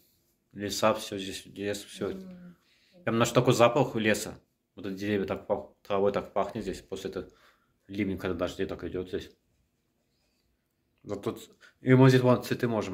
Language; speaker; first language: Russian; non-native, local second language; Azerbaijani